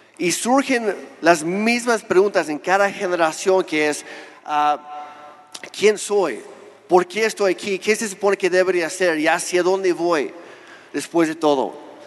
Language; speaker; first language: Spanish; non-native, fluent; English